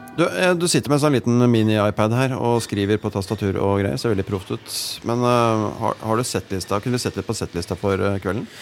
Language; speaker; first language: Norwegian; native; Norwegian